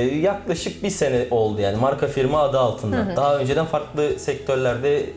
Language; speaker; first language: Turkish; native; Turkish